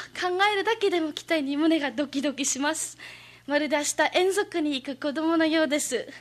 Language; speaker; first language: Japanese; non-native, learner; English